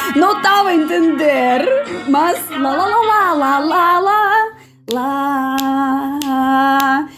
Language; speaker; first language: Portuguese; non-native, fluent; Russian